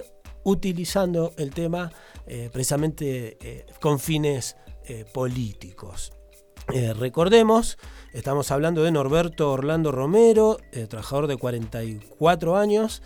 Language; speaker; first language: Spanish; native; Spanish